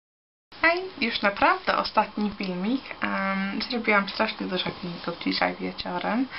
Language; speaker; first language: Polish; early bilingual, heritage; Polish